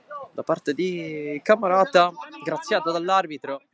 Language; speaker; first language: Italian; native; Italian